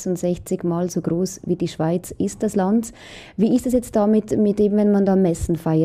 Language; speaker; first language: German; native; German